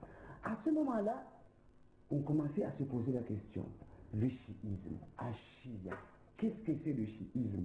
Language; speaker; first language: French; non-native, local second language; Ngazidja Comorian